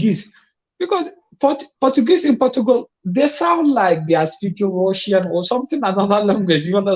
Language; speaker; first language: English; non-native, fluent; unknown